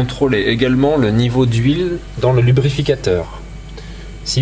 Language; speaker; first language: French; native; French